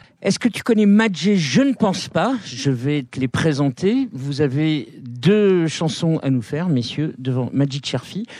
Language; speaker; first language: French; native; French